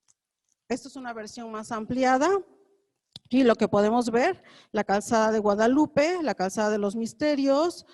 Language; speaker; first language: Spanish; native; Spanish